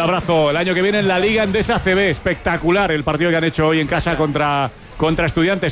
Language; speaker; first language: Spanish; native; Spanish